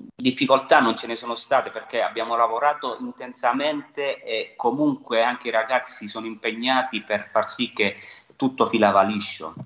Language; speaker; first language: Italian; native; Italian